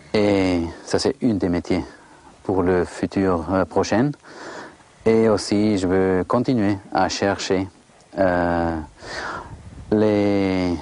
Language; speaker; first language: French; non-native, fluent; Spanish